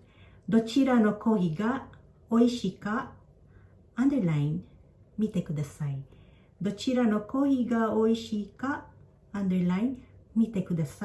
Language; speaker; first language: Japanese; non-native, fluent; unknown